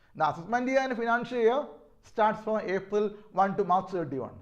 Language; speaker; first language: English; non-native, local second language; Malayalam